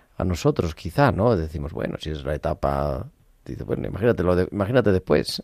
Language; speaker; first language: Spanish; native; Spanish